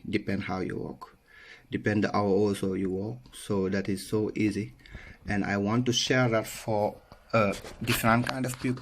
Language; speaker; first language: English; non-native, learner; Wolof